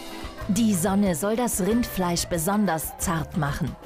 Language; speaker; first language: German; native; German